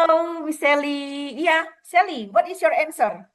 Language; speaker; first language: English; non-native, fluent; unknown